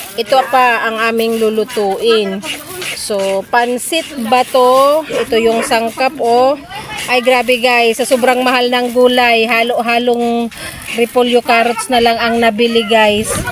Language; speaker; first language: Filipino; non-native, local second language; Bikol